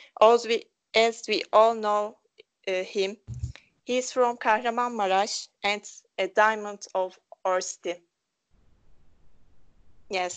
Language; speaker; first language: English; non-native, local second language; Turkish